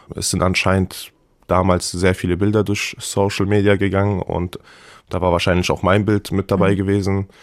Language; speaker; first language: German; native; German